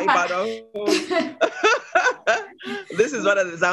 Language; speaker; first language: English; non-native, local second language; Yoruba